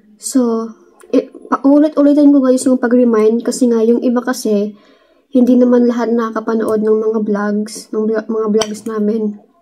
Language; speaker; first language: Filipino; non-native, local second language; Waray